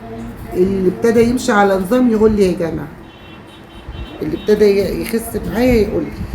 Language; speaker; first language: Arabic; native; Arabic